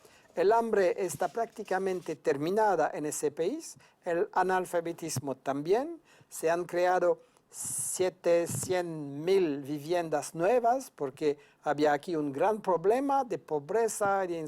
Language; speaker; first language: Spanish; non-native, fluent; French